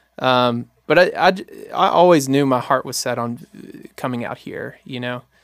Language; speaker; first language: English; native; English